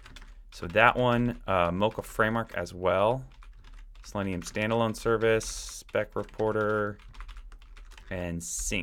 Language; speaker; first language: English; native; English